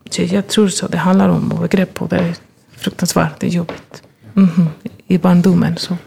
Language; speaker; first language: Swedish; non-native, fluent; Spanish